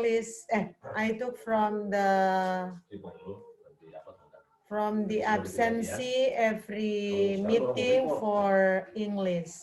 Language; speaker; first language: English; non-native, learner; Indonesian